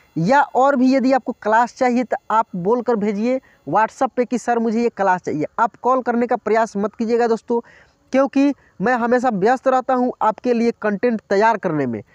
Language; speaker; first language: Hindi; native; Hindi